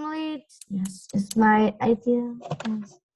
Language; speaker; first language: English; non-native, learner; Vietnamese